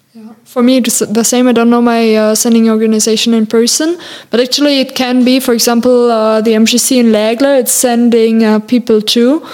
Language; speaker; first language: English; non-native, fluent; German